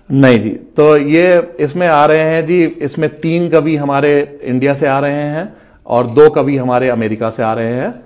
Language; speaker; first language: Hindi; native; Hindi